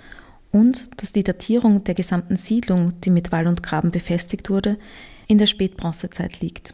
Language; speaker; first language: German; native; German